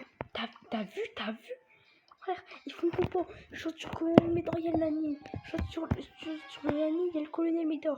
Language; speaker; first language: French; native; French